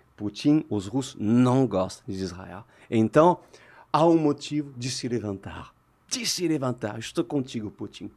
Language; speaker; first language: Portuguese; native; Portuguese